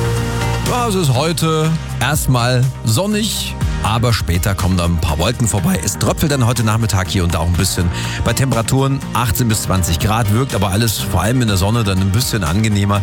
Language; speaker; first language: German; native; German